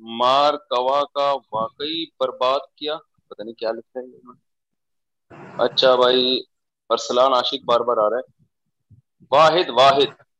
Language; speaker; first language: Urdu; native; Urdu